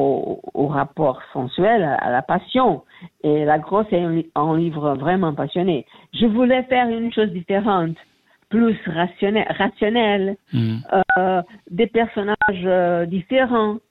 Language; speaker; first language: French; non-native, learner; Portuguese